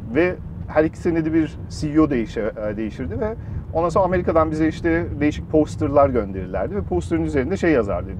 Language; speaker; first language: Turkish; early bilingual, heritage; Turkish